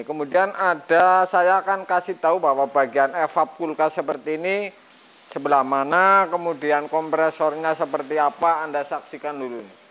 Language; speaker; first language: Indonesian; native; Indonesian